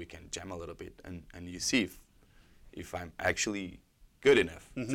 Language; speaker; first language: English; non-native, fluent; Portuguese